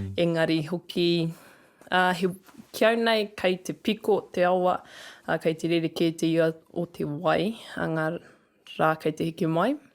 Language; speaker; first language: Māori; native; Māori